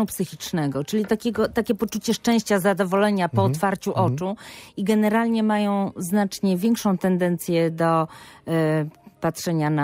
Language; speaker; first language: Polish; native; Polish